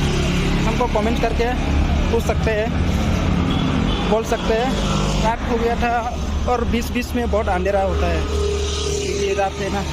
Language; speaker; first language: Hindi; non-native, local second language; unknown